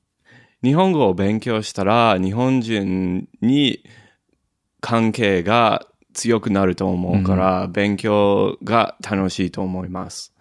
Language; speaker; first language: Japanese; non-native, learner; English